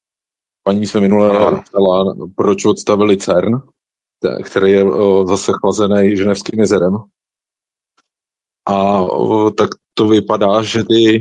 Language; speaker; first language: Czech; native; Czech